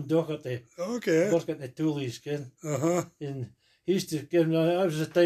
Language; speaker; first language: English; native; English